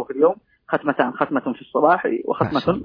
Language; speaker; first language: Arabic; native; Arabic